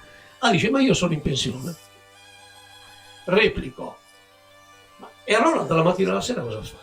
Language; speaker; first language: Italian; native; Italian